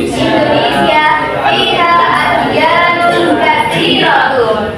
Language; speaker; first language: Arabic; non-native, learner; Indonesian